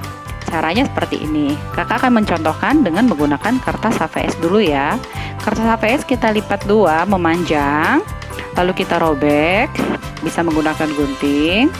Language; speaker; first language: Indonesian; native; Indonesian